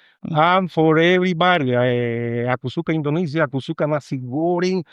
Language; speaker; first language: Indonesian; non-native, learner; Spanish